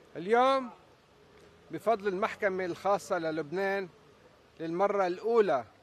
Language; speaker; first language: Arabic; native; Arabic